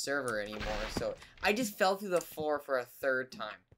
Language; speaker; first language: English; native; English